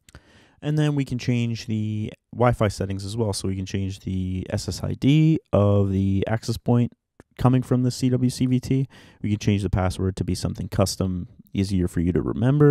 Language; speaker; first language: English; native; English